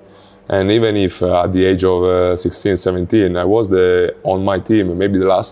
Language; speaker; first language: English; non-native, learner; Italian